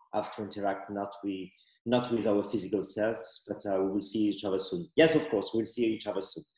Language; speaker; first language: English; non-native, fluent; Malagasy